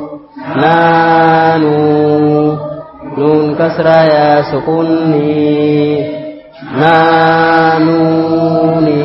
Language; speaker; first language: Arabic; non-native, learner; Swahili